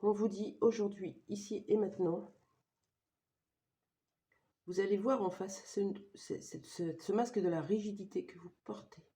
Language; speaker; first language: French; native; French